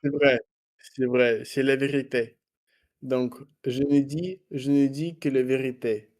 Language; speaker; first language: French; non-native, learner; Russian